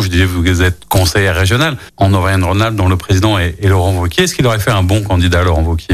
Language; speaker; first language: French; native; French